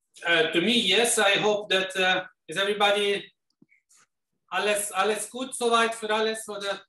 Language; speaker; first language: German; non-native, fluent; Italian